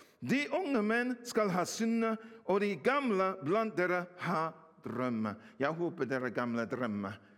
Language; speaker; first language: Norwegian; non-native, fluent; English